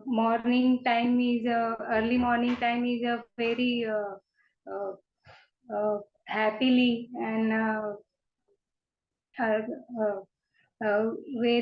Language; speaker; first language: English; non-native, learner; Kannada